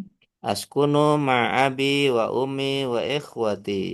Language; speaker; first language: Arabic; non-native, learner; Indonesian